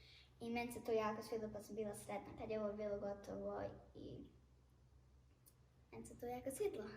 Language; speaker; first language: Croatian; early bilingual, heritage; Bosnian